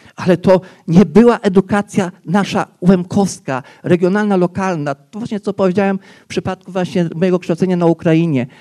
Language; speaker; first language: Polish; non-native, local second language; Rusyn